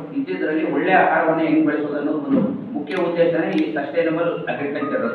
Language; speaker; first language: Kannada; native; Kannada